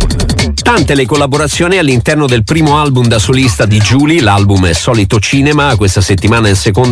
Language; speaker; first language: Italian; native; Italian